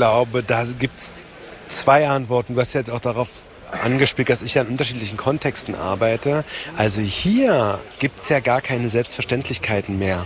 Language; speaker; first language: German; native; German